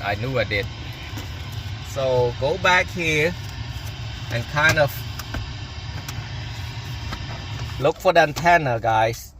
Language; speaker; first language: English; non-native, local second language; Khmer